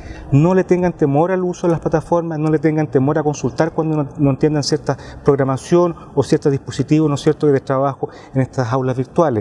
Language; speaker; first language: Spanish; native; Spanish